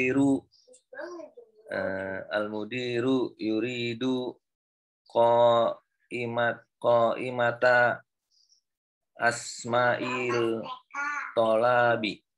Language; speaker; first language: Arabic; non-native, learner; Indonesian